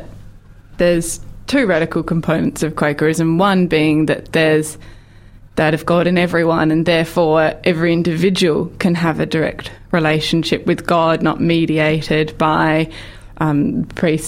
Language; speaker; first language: English; native; English